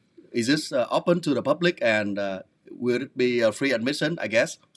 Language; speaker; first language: English; non-native, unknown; Vietnamese